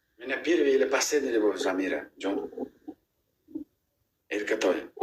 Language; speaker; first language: Russian; non-native, learner; Uzbek